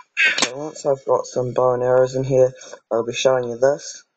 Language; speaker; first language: English; native; English